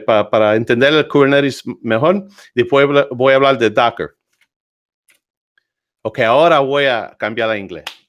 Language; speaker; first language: Spanish; early bilingual, heritage; English